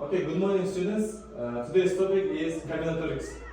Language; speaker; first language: English; non-native, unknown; Kazakh